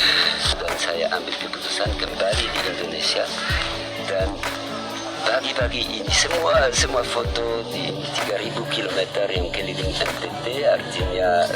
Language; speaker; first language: Indonesian; non-native, learner; French